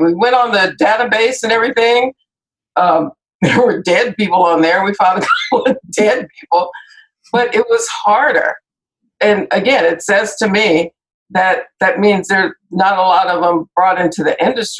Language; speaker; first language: English; native; English